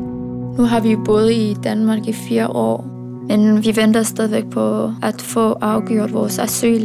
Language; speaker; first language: Danish; early bilingual, other home language; Persian